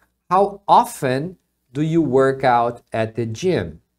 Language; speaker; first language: English; non-native, fluent; Portuguese